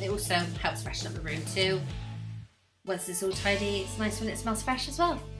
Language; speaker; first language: English; native; English